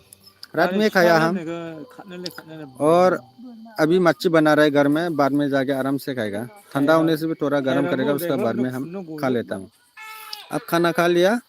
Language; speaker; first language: Hindi; non-native, local second language; Bodo